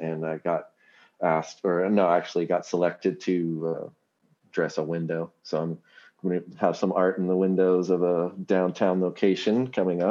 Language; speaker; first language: English; native; English